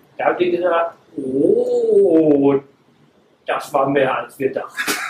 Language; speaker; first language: German; native; German